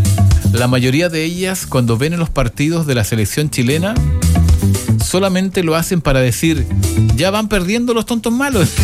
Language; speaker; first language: Spanish; native; Spanish